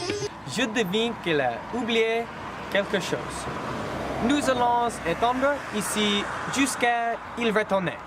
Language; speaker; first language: French; non-native, learner; English